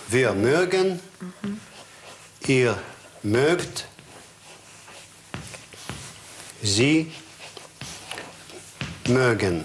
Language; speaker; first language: German; non-native, fluent; Russian